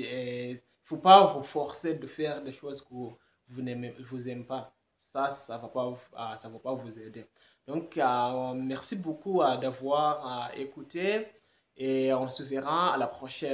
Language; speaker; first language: French; non-native, fluent; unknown